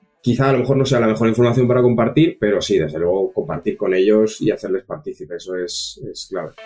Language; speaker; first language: Spanish; native; Spanish